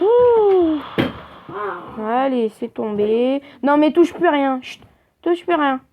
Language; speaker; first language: French; native; French